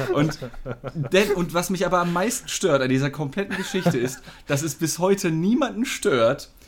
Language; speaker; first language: German; non-native, fluent; English